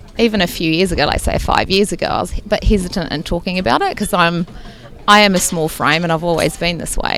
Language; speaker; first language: English; native; English